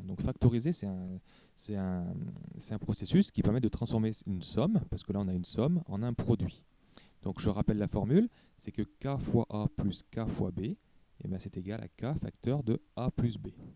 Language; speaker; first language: French; native; French